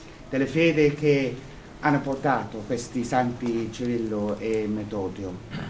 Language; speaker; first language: Italian; non-native, fluent; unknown